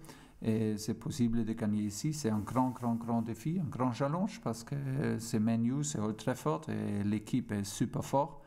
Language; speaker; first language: French; non-native, fluent; German